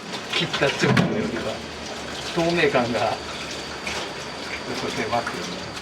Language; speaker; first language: Japanese; native; Japanese